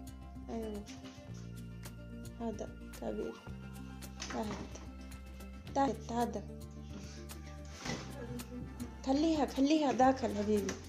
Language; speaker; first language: Arabic; non-native, learner; Bangla